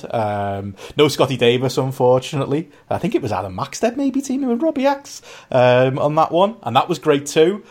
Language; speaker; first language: English; native; English